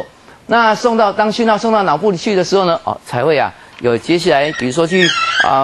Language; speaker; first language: Chinese; native; Chinese